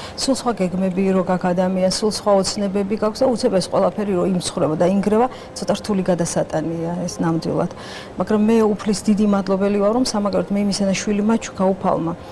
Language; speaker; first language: Georgian; native; Georgian